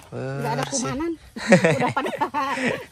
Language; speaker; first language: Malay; non-native, local second language; Sundanese